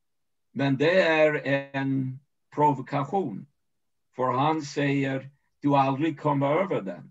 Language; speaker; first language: Swedish; non-native, fluent; English